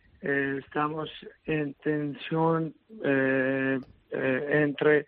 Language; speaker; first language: Spanish; non-native, learner; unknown